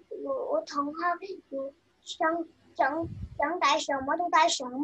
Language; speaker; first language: Cantonese; early bilingual, other home language; Chinese